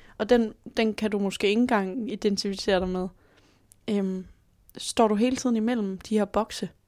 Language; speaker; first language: Danish; native; Danish